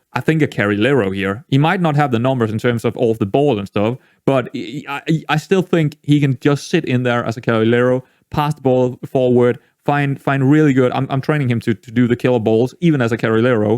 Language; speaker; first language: English; non-native, fluent; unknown